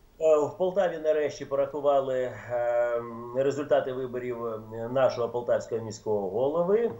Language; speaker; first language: Ukrainian; native; Ukrainian